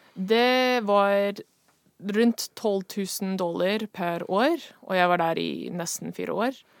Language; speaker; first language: Norwegian; non-native, fluent; English